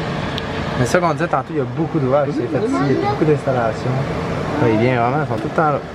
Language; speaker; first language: French; native; French